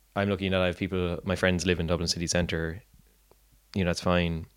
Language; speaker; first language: English; native; English